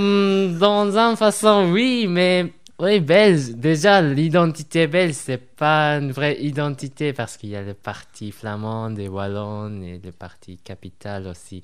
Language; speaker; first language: French; non-native, fluent; Japanese